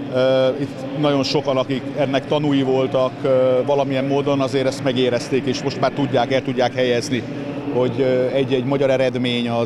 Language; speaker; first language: Hungarian; native; Hungarian